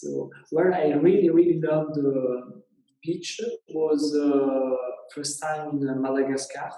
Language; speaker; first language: English; non-native, learner; Italian